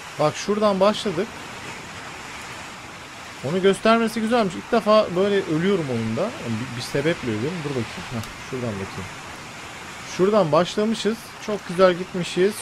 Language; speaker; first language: Turkish; native; Turkish